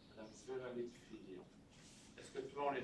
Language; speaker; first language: French; native; French